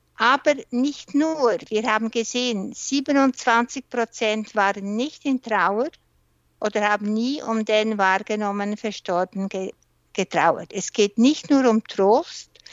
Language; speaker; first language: German; non-native, local second language; French